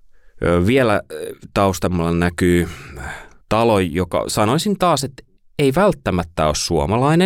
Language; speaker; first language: Finnish; native; Finnish